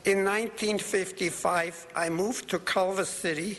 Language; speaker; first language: English; non-native, fluent; Polish